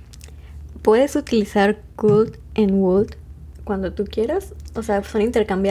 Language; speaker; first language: Spanish; native; Spanish